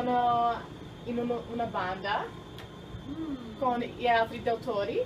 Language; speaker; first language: Italian; non-native, learner; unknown